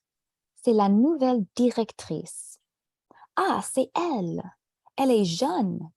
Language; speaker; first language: French; native; French